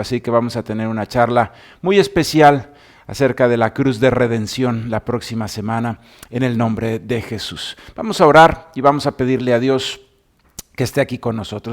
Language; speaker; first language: Spanish; native; Spanish